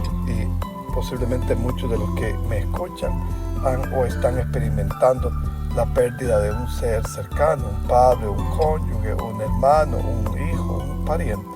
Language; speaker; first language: Spanish; native; Spanish